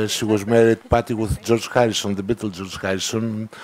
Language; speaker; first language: English; non-native, fluent; Greek